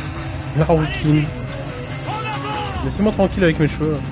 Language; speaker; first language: French; native; French